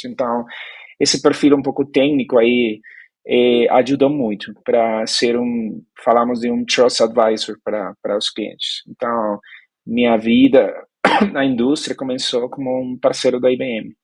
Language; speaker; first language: Portuguese; non-native, fluent; Spanish